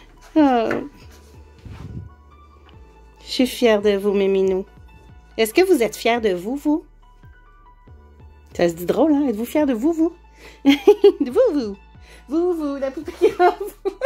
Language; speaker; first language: French; native; French